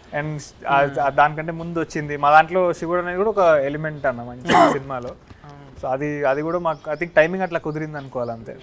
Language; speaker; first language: Telugu; native; Telugu